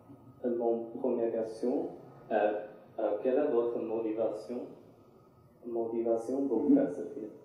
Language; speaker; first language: French; non-native, learner; Chinese